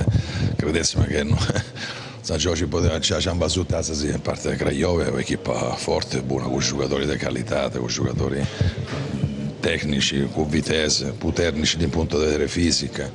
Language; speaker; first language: Romanian; non-native, fluent; Italian